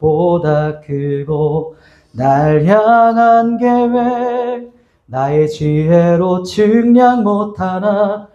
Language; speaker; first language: Korean; native; Korean